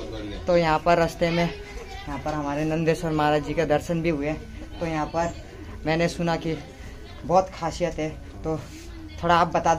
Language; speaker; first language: Hindi; non-native, local second language; Nepali